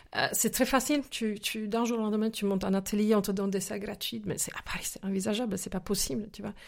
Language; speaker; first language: French; non-native, fluent; Slovak